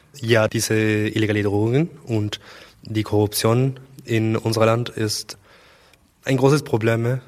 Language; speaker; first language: German; non-native, learner; Spanish